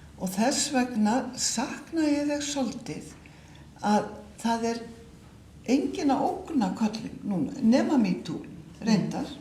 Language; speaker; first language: Icelandic; native; Icelandic